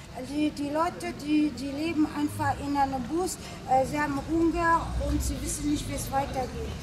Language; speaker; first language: German; non-native, fluent; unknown